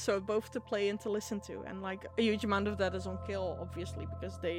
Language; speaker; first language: English; non-native, fluent; Dutch